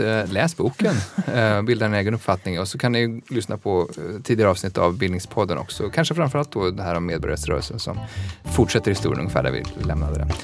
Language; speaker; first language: Swedish; native; Swedish